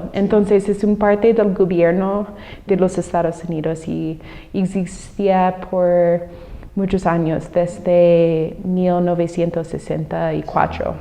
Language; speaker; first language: Spanish; non-native, fluent; English